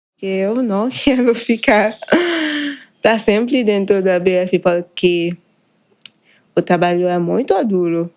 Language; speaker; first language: Portuguese; non-native, learner; Haitian Creole